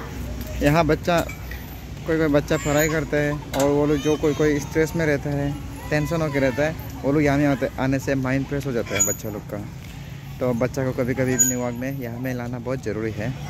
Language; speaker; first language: Hindi; non-native, local second language; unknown